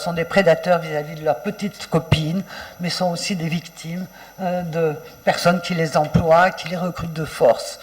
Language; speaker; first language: French; native; French